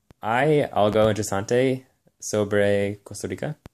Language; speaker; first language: Spanish; non-native, learner; English